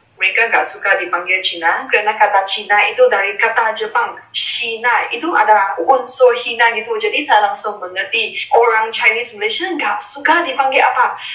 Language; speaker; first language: Indonesian; non-native, fluent; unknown